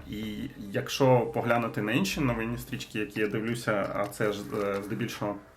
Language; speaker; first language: Ukrainian; non-native, local second language; Russian